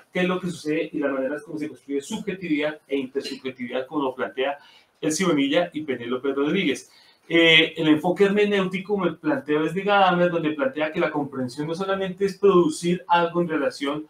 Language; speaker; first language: Spanish; native; Spanish